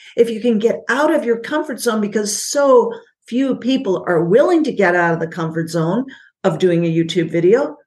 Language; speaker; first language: English; native; English